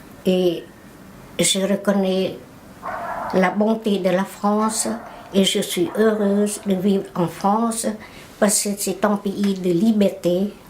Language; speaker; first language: French; non-native, fluent; Khmer